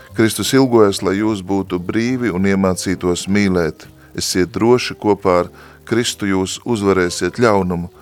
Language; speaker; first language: Latvian; native; Latvian